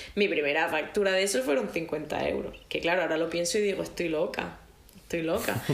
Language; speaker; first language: Spanish; native; Spanish